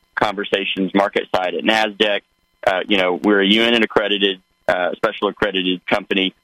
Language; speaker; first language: English; native; English